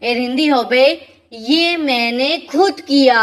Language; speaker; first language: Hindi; non-native, fluent; Bangla